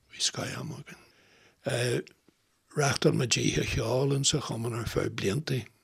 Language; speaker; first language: Irish; non-native, local second language; English